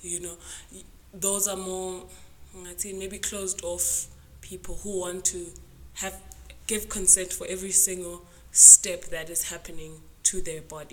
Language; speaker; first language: English; non-native, local second language; Zulu